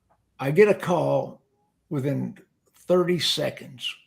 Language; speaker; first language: English; native; English